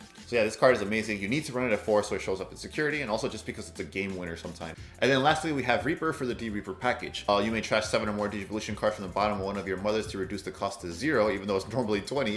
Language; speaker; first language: English; native; English